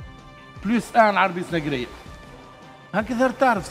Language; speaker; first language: Arabic; native; Arabic